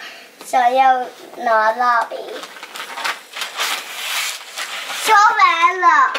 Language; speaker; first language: Chinese; early bilingual, heritage; Chinese